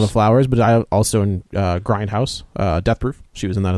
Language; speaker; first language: English; native; English